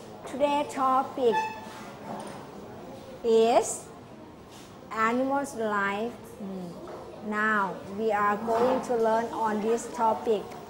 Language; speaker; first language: English; non-native, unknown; Thai